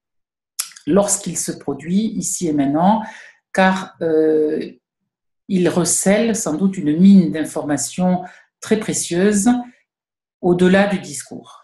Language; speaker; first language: French; native; French